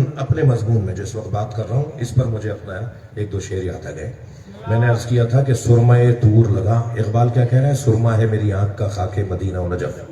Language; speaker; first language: Urdu; native; Urdu